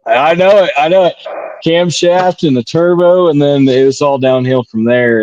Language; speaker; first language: English; native; English